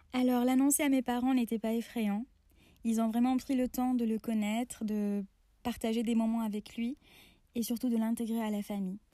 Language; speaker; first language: French; non-native, local second language; Arabic